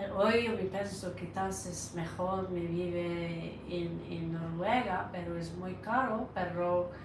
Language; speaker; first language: Spanish; non-native, learner; Norwegian